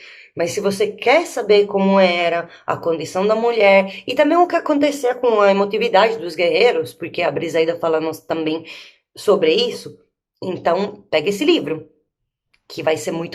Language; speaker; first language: Portuguese; native; Portuguese